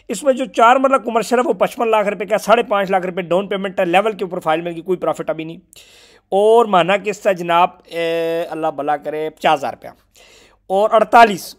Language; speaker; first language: Urdu; non-native, local second language; Punjabi